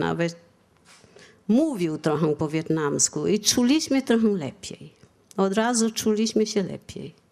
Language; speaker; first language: Polish; non-native, fluent; Vietnamese